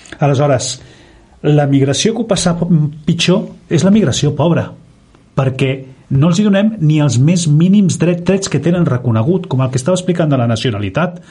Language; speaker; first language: Catalan; native; Catalan